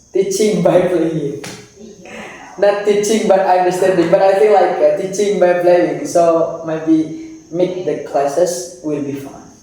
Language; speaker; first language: English; non-native, fluent; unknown